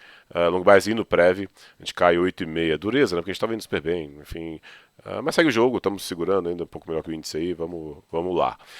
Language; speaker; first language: Portuguese; native; Portuguese